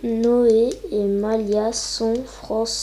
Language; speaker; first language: French; non-native, learner; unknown